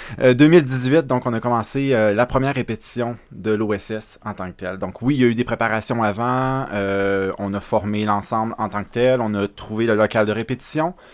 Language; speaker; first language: French; native; French